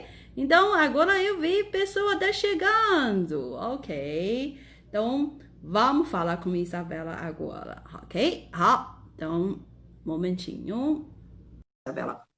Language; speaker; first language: Portuguese; non-native, fluent; Chinese